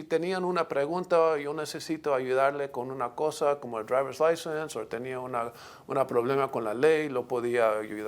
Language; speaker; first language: Spanish; non-native, learner; English